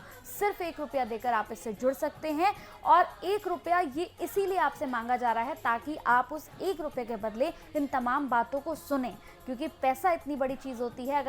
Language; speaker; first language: Hindi; native; Hindi